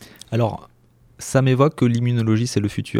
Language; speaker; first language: French; native; French